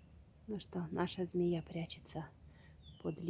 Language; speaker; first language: Russian; native; Russian